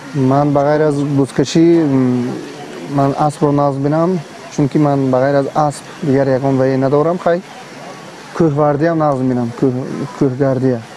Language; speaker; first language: Tajik; native; Tajik